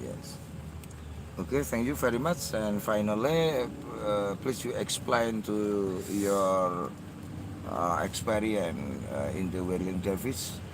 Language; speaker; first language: English; non-native, learner; Indonesian